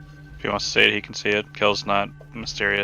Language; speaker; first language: English; native; English